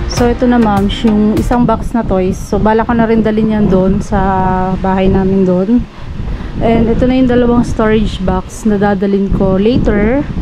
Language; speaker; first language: Filipino; native; Filipino